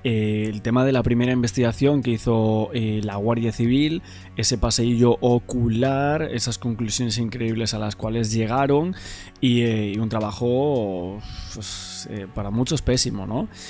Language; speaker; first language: Spanish; native; Spanish